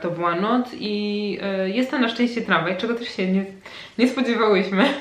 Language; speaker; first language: Polish; native; Polish